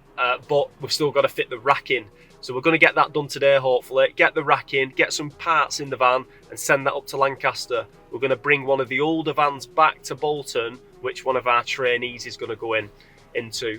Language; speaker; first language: English; native; English